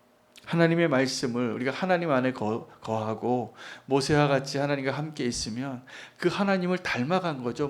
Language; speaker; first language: Korean; native; Korean